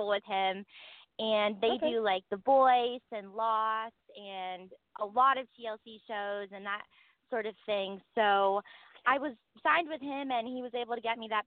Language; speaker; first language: English; native; English